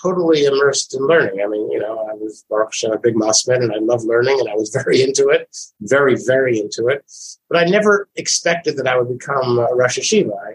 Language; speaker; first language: English; native; English